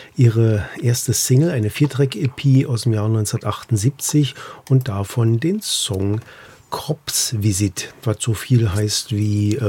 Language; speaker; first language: German; native; German